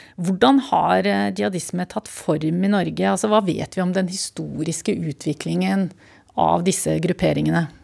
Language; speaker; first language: Norwegian; native; Norwegian